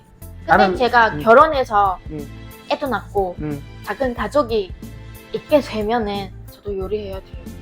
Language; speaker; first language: Korean; non-native, fluent; Vietnamese